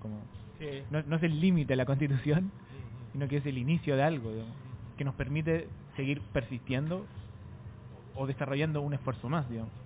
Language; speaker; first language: Spanish; native; Spanish